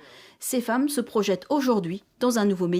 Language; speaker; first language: French; native; French